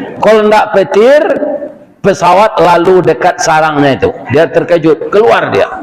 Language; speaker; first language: Malay; non-native, local second language; Minangkabau